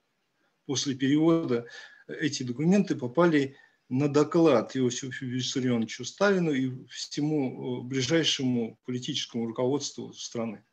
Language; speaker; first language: Russian; native; Russian